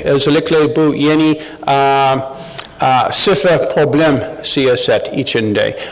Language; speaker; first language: Turkish; non-native, learner; English